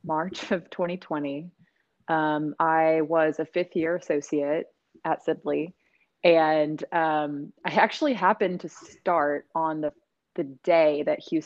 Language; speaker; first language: English; native; English